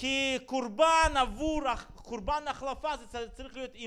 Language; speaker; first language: Hebrew; non-native, fluent; Russian